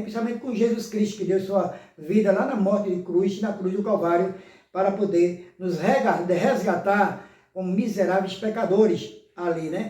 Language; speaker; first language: Portuguese; native; Portuguese